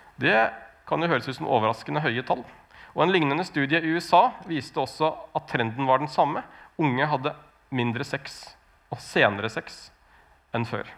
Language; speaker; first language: Norwegian; native; Norwegian